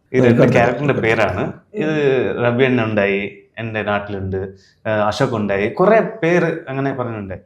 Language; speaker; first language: Malayalam; non-native, learner; Tulu